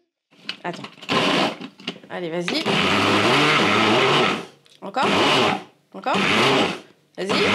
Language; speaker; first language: French; native; French